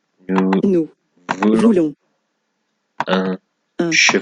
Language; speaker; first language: French; non-native, learner; English